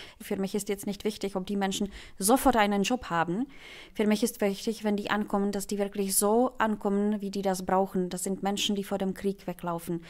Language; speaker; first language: German; non-native, fluent; Czech